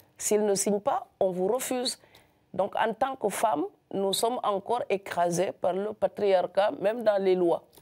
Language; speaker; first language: French; non-native, local second language; Serer